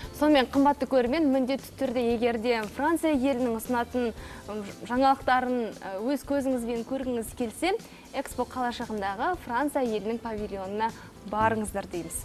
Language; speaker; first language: Kazakh; native; Kazakh